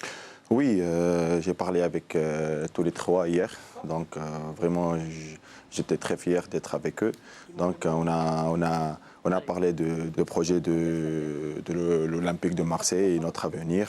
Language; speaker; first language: French; non-native, local second language; Arabic